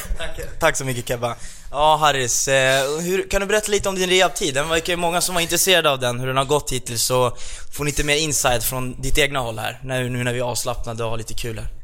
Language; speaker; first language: Swedish; native; Swedish